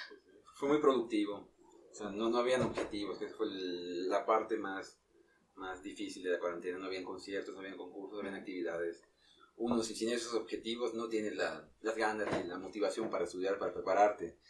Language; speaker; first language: Spanish; native; Spanish